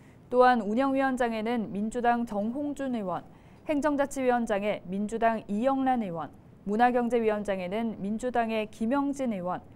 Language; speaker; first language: Korean; native; Korean